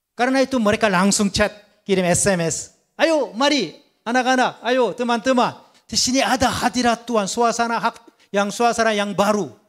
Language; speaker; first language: Indonesian; non-native, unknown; Korean